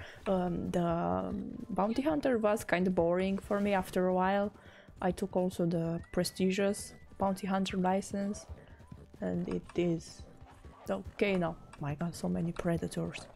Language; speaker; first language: English; non-native, fluent; Romanian